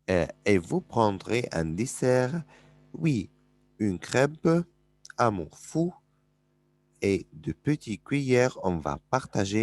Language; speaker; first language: French; non-native, fluent; Arabic